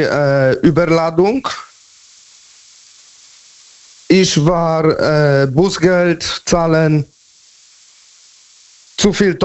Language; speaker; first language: German; non-native, learner; Polish